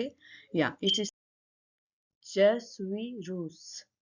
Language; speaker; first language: French; non-native, learner; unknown